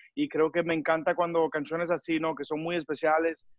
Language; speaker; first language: Spanish; early bilingual, heritage; Spanish